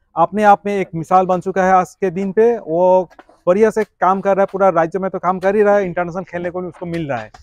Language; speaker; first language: Hindi; non-native, local second language; Assamese